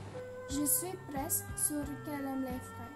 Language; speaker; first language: French; non-native, learner; Malay